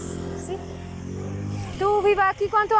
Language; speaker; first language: Spanish; non-native, learner; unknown